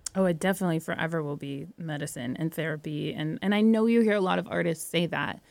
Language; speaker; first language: English; native; English